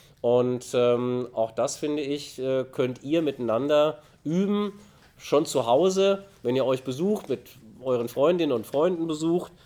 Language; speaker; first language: German; native; German